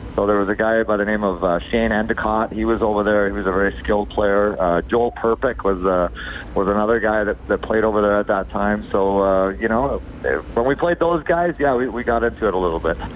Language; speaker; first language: English; native; English